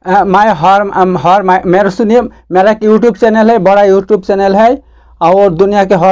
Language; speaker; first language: Hindi; non-native, local second language; Bangla